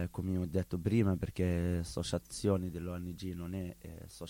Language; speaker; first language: Italian; non-native, learner; Arabic